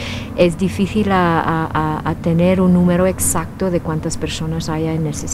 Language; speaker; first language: Spanish; non-native, fluent; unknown